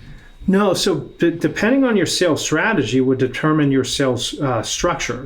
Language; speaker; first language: English; native; English